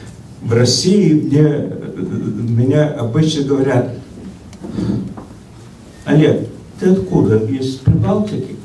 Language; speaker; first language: Russian; early bilingual, heritage; Russian